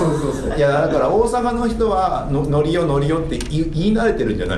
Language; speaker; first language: Japanese; native; Japanese